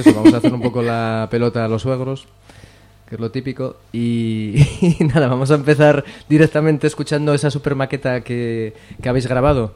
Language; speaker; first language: Spanish; native; Spanish